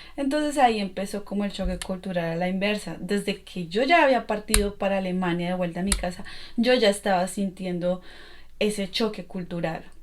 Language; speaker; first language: Spanish; native; Spanish